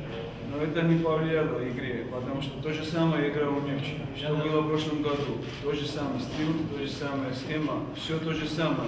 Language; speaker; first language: Russian; non-native, fluent; Georgian